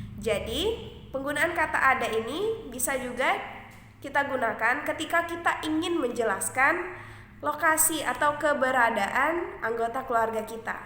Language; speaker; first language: Indonesian; native; Indonesian